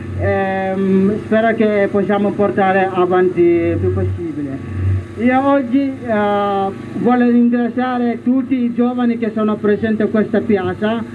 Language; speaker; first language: Italian; non-native, learner; Mandingo